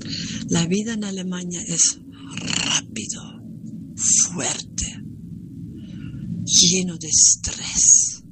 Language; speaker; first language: Spanish; non-native, learner; German